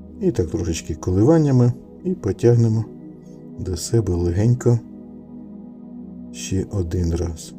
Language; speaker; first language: Ukrainian; native; Ukrainian